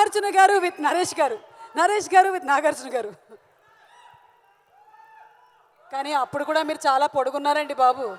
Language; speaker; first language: Telugu; native; Telugu